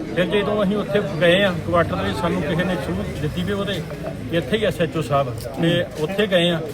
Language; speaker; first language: Punjabi; native; Punjabi